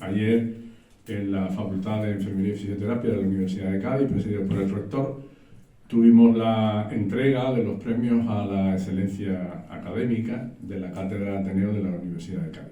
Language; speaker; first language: Spanish; native; Spanish